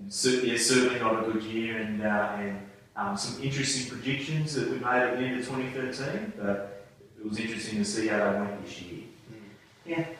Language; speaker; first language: English; native; English